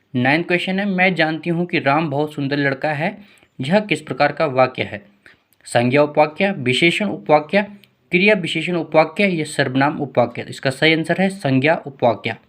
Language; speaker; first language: Hindi; native; Hindi